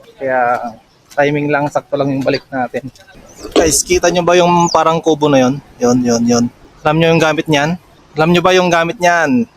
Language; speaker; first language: Filipino; non-native, local second language; Iloko